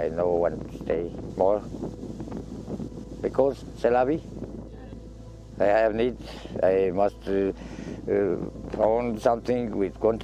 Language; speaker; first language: English; non-native, learner; Romanian